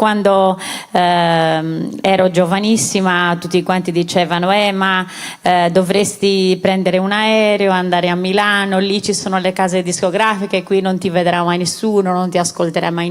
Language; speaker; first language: Italian; native; Italian